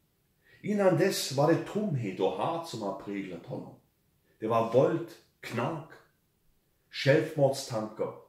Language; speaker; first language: Swedish; non-native, fluent; German